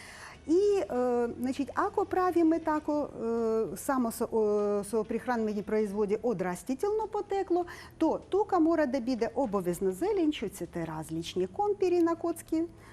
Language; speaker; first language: Macedonian; non-native, learner; Ukrainian